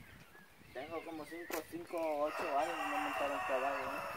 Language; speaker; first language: Spanish; native; Spanish